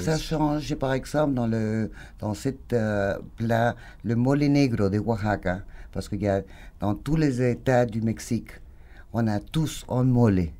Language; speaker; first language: French; non-native, fluent; Spanish